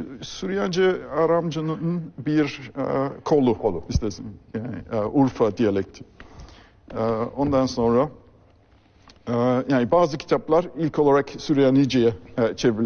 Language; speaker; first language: Turkish; non-native, fluent; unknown